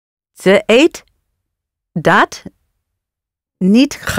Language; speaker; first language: Dutch; non-native, learner; English